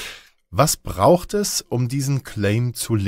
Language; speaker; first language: German; native; German